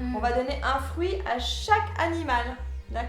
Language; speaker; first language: French; native; French